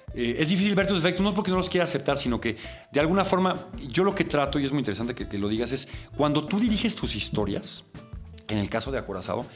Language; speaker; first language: Spanish; native; Spanish